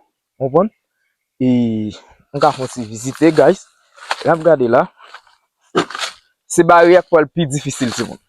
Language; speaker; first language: French; non-native, learner; Haitian Creole